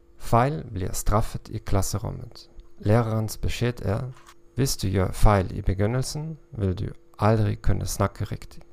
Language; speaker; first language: Norwegian; non-native, learner; German